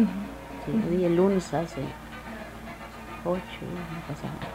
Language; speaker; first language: Spanish; non-native, local second language; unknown